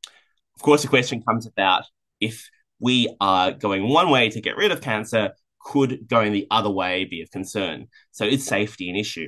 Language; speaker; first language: English; native; English